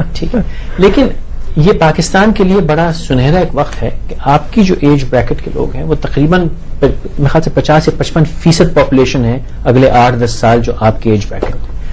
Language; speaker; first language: Urdu; native; Urdu